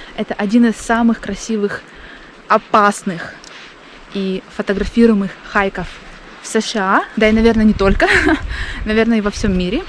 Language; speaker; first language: Russian; native; Russian